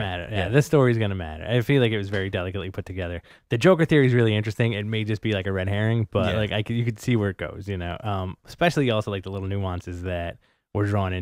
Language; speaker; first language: English; native; English